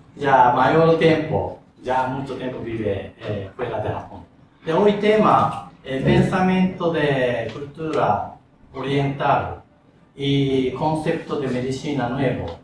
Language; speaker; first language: Spanish; non-native, learner; Japanese